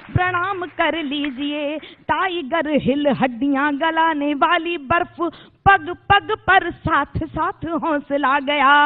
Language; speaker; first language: Hindi; native; Hindi